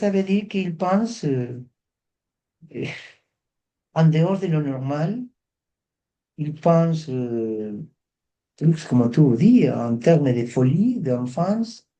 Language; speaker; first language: French; non-native, fluent; Spanish